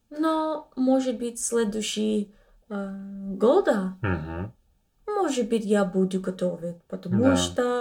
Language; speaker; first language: Russian; non-native, learner; English